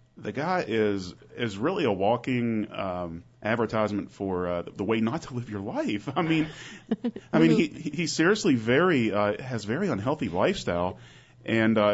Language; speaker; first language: English; native; English